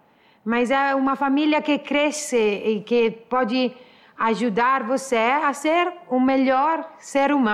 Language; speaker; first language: Portuguese; non-native, learner; Italian